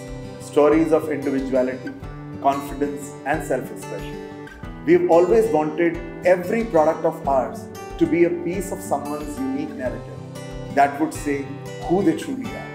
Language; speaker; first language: English; non-native, local second language; Hindi